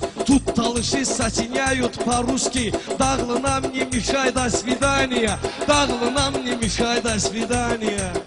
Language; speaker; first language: Russian; non-native, learner; Talysh